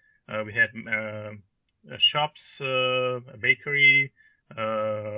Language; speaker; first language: English; non-native, fluent; Russian